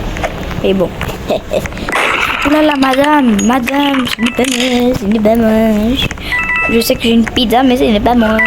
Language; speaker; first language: French; native; French